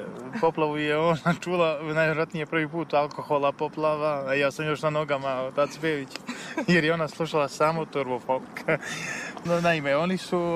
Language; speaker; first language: Serbian; native; Serbian